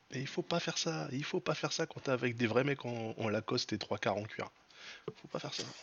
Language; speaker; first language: French; native; French